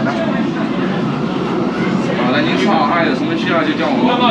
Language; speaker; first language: Chinese; native; Chinese